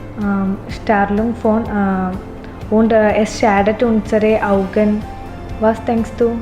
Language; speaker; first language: German; non-native, learner; Malayalam